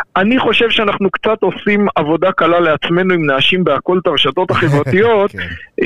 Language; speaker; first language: Hebrew; native; Hebrew